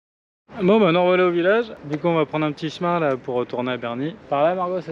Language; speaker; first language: French; native; French